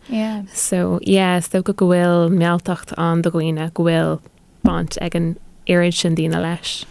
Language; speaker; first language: Irish; non-native, local second language; English